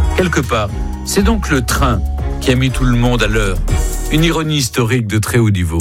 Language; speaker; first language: French; native; French